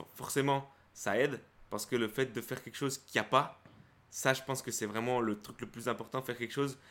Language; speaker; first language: French; early bilingual, other home language; Spanish